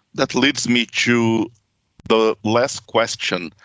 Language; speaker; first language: English; non-native, fluent; Portuguese